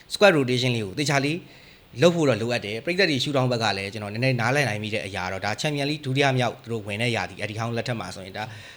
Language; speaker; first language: Burmese; native; Burmese